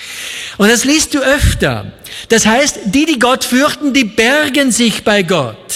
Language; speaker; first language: German; native; German